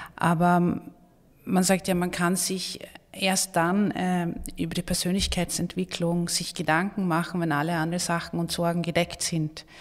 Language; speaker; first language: German; non-native, fluent; Swedish